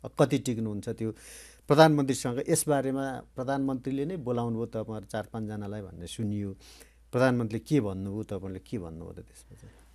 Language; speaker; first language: Nepali; native; Nepali